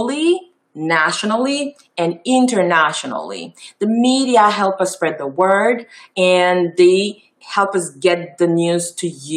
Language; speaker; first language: English; non-native, fluent; Haitian Creole